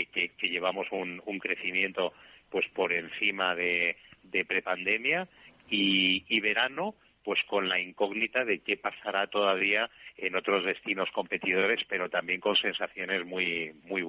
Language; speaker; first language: Spanish; native; Spanish